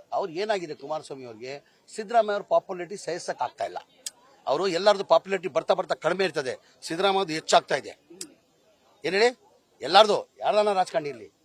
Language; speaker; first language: Kannada; non-native, local second language; Urdu